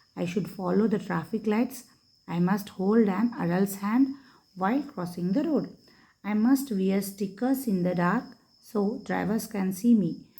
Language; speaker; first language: English; non-native, local second language; Kannada